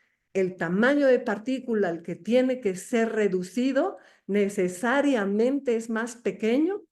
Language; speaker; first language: Spanish; native; Spanish